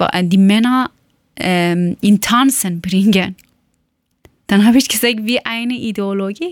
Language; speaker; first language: German; non-native, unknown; Persian